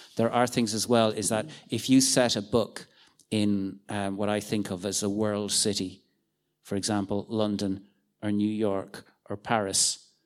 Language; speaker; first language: English; native; English